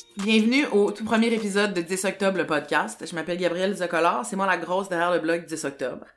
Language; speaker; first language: French; native; French